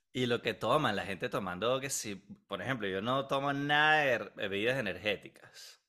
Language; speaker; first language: Spanish; native; Spanish